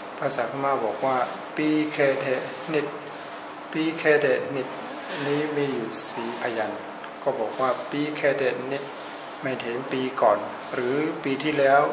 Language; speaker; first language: Thai; non-native, fluent; Burmese